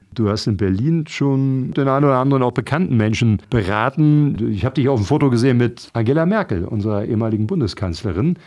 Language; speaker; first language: German; native; German